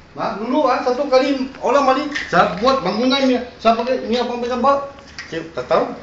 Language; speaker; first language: Malay; non-native, local second language; Chinese